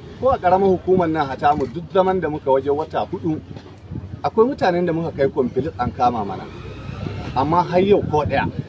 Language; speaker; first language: Hausa; non-native, local second language; Fula